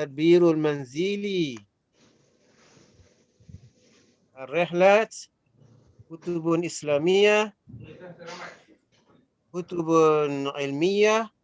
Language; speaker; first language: Arabic; non-native, learner; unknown